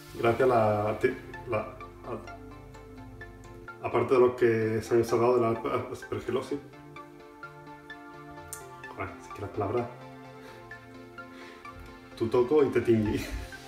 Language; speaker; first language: Spanish; native; Spanish